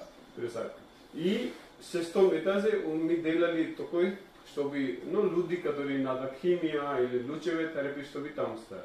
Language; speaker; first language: Russian; non-native, learner; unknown